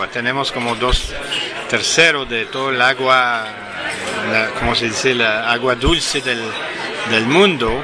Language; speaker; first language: Spanish; non-native, fluent; French